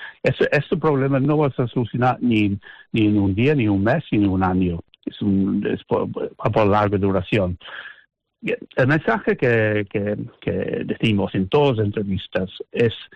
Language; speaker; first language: Spanish; non-native, fluent; English